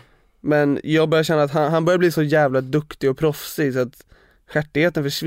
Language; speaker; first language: Swedish; native; Swedish